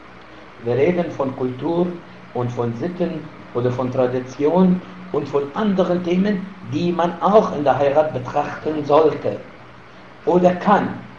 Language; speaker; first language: German; non-native, fluent; Arabic